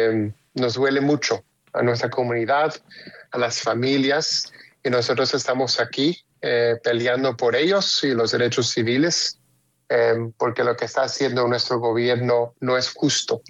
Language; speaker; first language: Spanish; early bilingual, heritage; Spanish